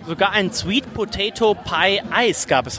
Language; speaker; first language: German; native; German